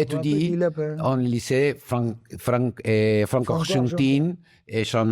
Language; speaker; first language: French; non-native, learner; Spanish